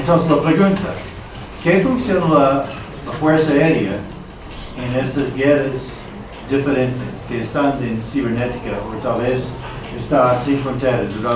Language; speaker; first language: Spanish; non-native, fluent; English